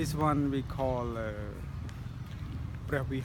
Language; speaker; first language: English; non-native, fluent; Khmer